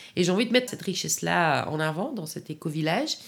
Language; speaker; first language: French; non-native, fluent; Persian